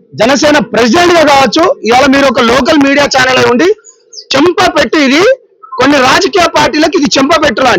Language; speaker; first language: Telugu; native; Telugu